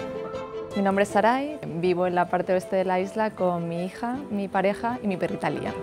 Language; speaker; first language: Spanish; native; Spanish